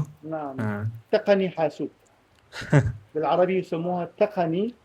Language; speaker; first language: Arabic; native; Arabic